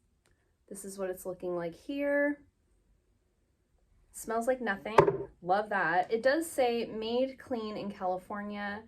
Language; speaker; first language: English; native; English